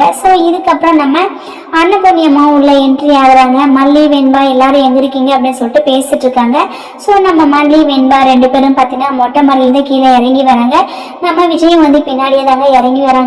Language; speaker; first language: Tamil; native; Tamil